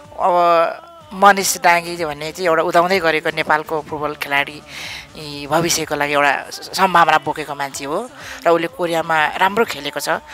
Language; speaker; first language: Nepali; native; Nepali